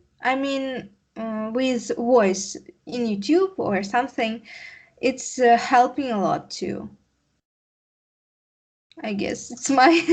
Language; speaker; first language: English; non-native, learner; Russian